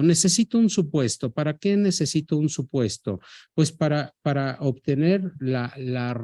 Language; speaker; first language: Spanish; native; Spanish